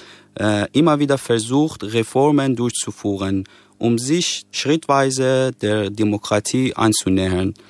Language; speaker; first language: German; non-native, fluent; Persian